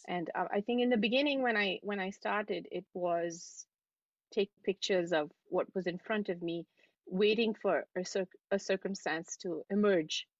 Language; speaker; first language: English; non-native, local second language; Hindi